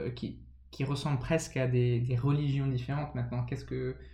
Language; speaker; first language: French; early bilingual, other home language; English